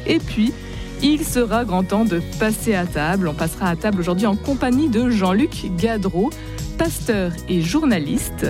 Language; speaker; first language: French; native; French